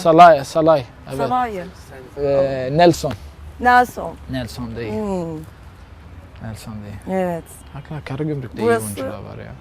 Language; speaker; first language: Turkish; non-native, learner; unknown